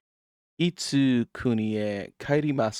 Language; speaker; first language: Japanese; non-native, learner; English